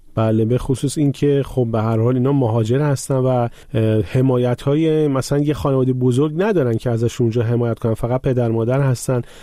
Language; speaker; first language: Persian; native; Persian